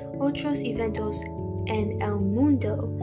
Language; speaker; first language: Spanish; non-native, learner; English